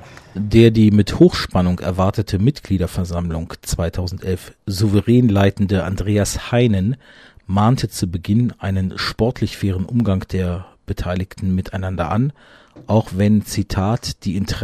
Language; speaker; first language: German; native; German